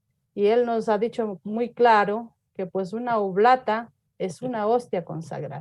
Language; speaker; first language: Spanish; native; Spanish